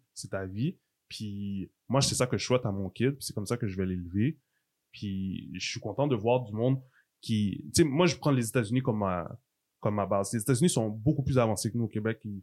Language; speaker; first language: French; native; French